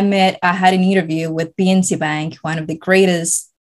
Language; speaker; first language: English; non-native, fluent; Spanish